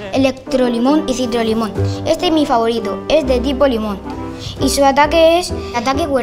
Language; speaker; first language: Spanish; native; Spanish